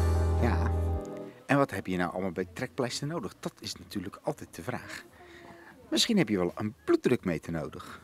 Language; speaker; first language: Dutch; native; Dutch